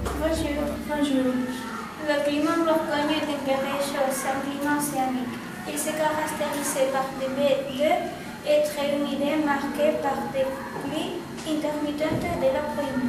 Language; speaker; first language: French; non-native, learner; Spanish